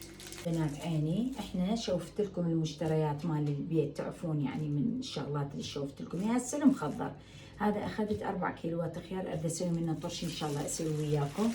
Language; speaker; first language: Arabic; native; Arabic